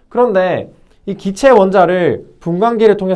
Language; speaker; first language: Korean; native; Korean